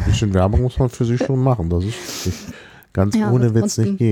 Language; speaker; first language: German; native; German